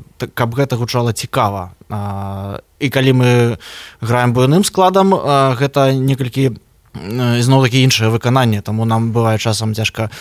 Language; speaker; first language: Belarusian; non-native, local second language; Russian